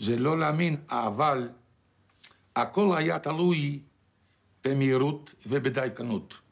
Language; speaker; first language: Hebrew; non-native, fluent; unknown